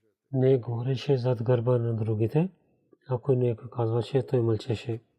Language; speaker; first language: Bulgarian; non-native, learner; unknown